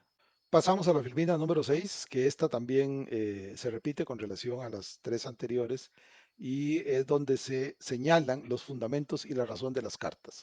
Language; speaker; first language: Spanish; native; Spanish